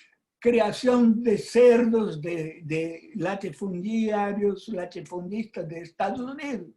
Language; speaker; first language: Spanish; non-native, fluent; Portuguese